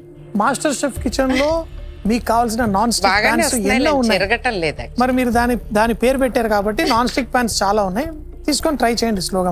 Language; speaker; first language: Telugu; native; Telugu